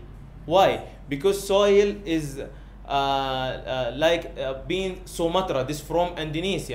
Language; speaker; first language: English; non-native, learner; Arabic